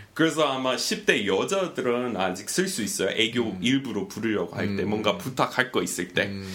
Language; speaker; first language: Korean; non-native, fluent; English